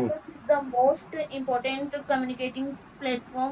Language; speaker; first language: English; non-native, learner; Hindi